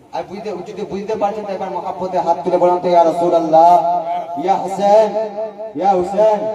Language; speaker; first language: Bangla; non-native, local second language; Urdu